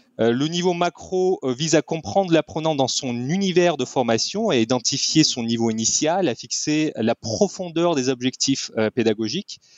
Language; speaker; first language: French; non-native, fluent; Russian